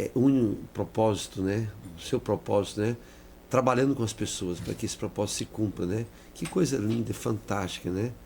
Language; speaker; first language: Portuguese; native; Portuguese